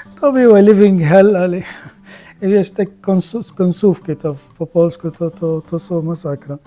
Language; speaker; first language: Polish; non-native, learner; Arabic